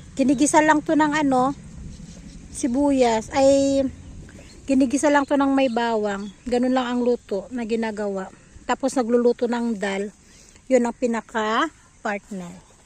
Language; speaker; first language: Filipino; native; Filipino